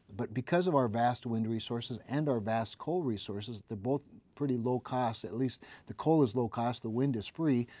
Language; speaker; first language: English; native; English